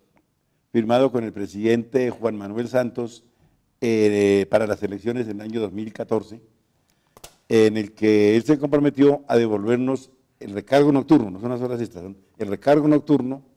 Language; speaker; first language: Spanish; native; Spanish